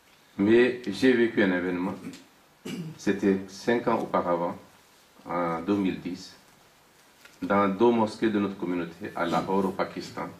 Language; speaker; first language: French; non-native, fluent; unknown